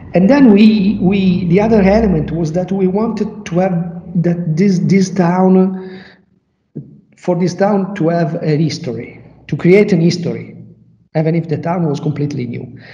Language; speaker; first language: English; non-native, learner; Italian